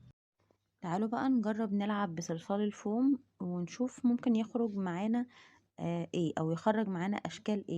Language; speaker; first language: Arabic; native; Arabic